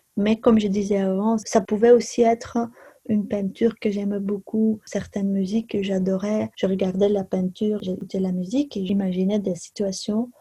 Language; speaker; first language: French; non-native, local second language; Dutch